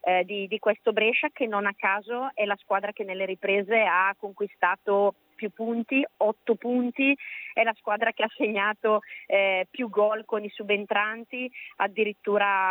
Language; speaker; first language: Italian; native; Italian